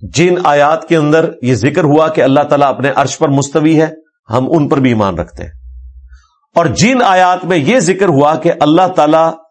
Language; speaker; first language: Urdu; non-native, local second language; Punjabi